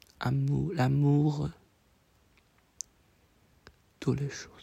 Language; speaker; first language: French; non-native, learner; Chinese